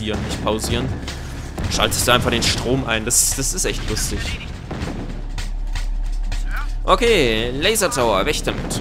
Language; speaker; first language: German; native; German